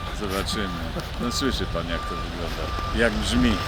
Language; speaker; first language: Polish; native; Polish